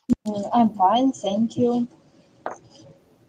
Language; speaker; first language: English; non-native, learner; Russian